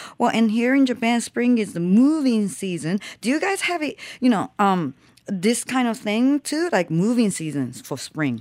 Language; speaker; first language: English; non-native, fluent; Japanese